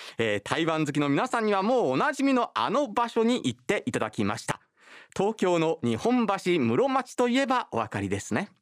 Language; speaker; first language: Japanese; native; Japanese